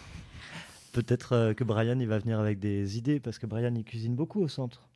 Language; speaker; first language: French; native; French